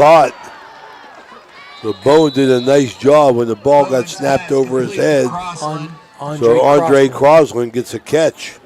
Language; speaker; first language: English; native; English